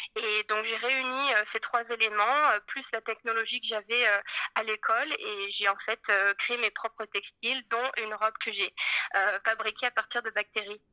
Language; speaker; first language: French; native; French